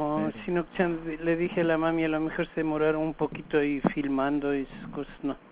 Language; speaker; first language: Spanish; native; Spanish